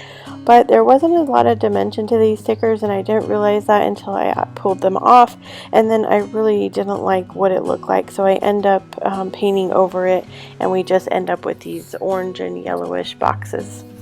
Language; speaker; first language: English; native; English